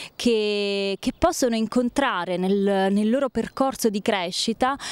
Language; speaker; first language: Italian; native; Italian